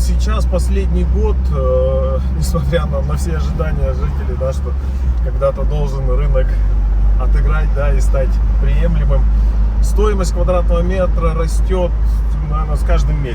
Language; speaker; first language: Russian; native; Russian